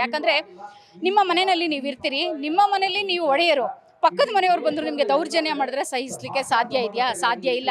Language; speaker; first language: Kannada; native; Kannada